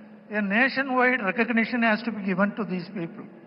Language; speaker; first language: English; non-native, local second language; Tamil